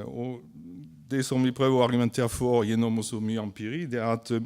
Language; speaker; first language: Norwegian; non-native, fluent; French